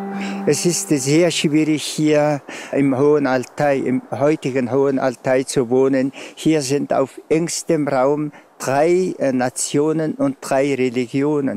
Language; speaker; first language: German; non-native, fluent; Tuvinian